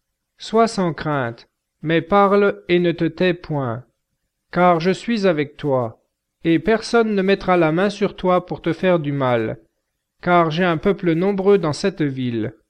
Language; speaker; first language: French; native; French